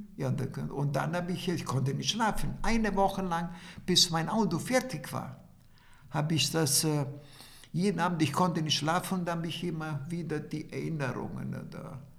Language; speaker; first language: German; non-native, fluent; Italian